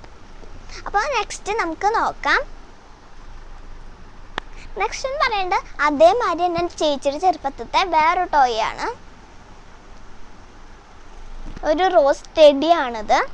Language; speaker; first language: Malayalam; native; Malayalam